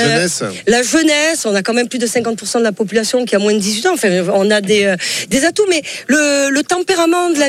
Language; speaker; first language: French; native; French